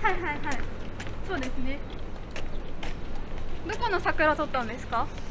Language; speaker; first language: Japanese; native; Japanese